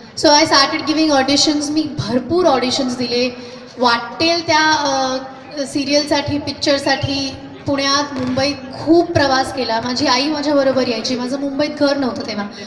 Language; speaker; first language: Marathi; non-native, local second language; Hindi